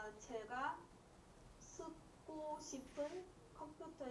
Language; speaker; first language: Korean; non-native, learner; English